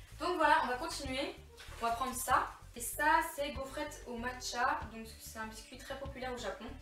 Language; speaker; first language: French; native; French